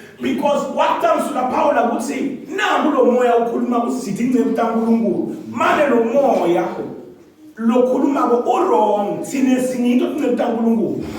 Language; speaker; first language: Zulu; non-native, local second language; Swati